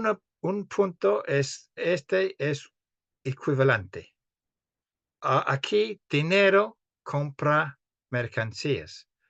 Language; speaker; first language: Spanish; non-native, fluent; English